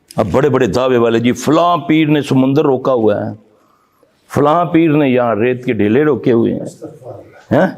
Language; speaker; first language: Urdu; non-native, local second language; Punjabi